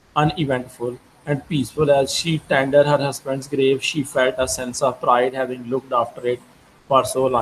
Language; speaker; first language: English; non-native, local second language; Urdu